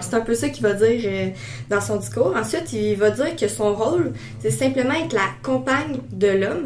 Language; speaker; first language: French; native; French